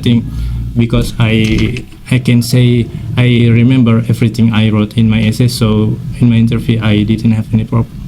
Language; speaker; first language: English; non-native, fluent; Indonesian